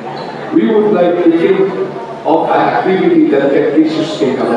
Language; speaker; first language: English; non-native, local second language; Bikol